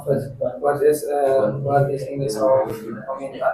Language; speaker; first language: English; non-native, learner; Indonesian